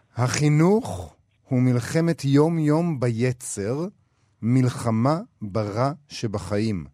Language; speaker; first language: Hebrew; native; Hebrew